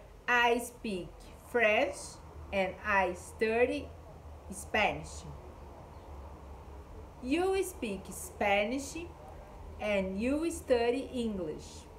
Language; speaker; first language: English; non-native, fluent; Portuguese